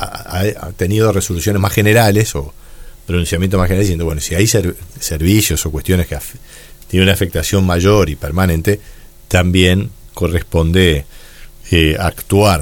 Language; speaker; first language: Spanish; native; Spanish